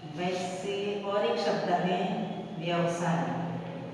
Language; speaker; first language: Hindi; non-native, local second language; Gujarati